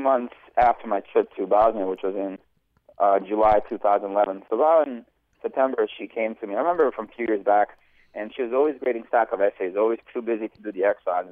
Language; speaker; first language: English; early bilingual, other home language; Bosnian